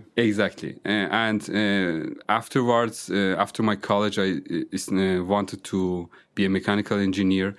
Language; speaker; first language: English; non-native, fluent; Azerbaijani